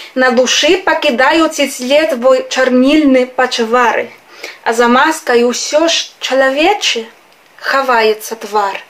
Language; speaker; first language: Belarusian; non-native, fluent; Spanish